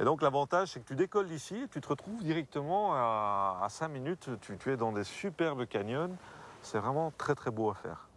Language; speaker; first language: French; native; French